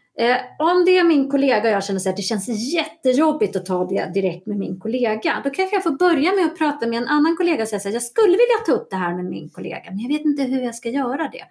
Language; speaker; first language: Swedish; native; Swedish